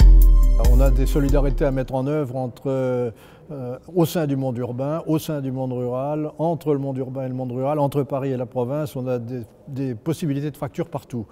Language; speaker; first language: French; native; French